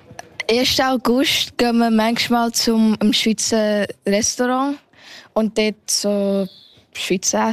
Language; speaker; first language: German; early bilingual, heritage; German